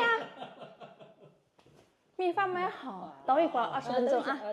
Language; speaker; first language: Chinese; non-native, learner; Indonesian